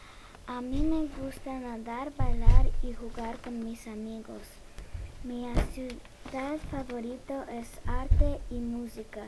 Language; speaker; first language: Spanish; non-native, learner; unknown